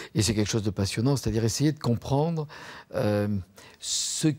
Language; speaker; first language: French; native; French